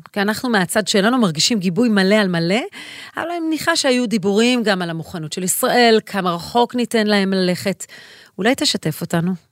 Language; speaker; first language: Hebrew; native; Hebrew